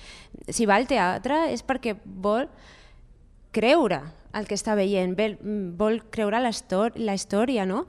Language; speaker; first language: Catalan; non-native, fluent; Spanish